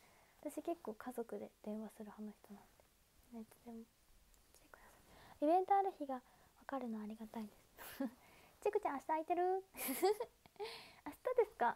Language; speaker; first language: Japanese; native; Japanese